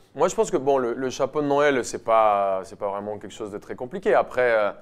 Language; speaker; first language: French; non-native, fluent; Spanish